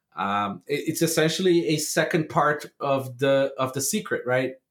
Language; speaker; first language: English; non-native, fluent; Portuguese